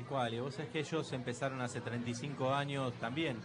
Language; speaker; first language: Spanish; native; Spanish